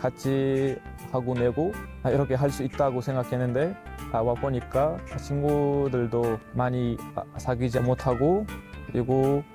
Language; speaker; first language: Korean; non-native, fluent; Uzbek